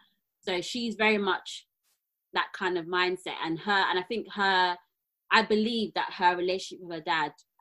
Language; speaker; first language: English; native; English